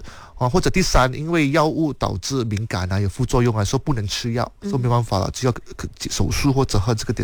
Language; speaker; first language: Chinese; native; Chinese